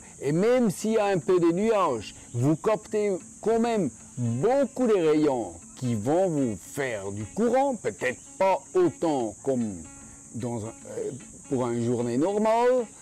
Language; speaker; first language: French; non-native, fluent; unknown